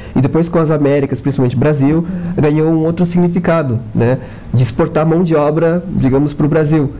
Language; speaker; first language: Portuguese; non-native, local second language; Kabuverdianu